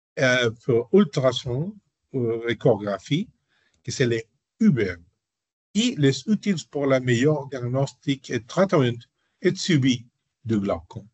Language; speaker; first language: French; non-native, learner; Spanish